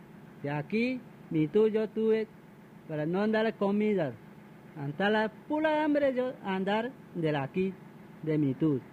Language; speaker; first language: Spanish; non-native, local second language; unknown